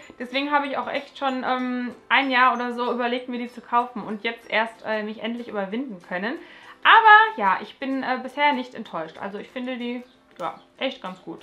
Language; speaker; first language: German; native; German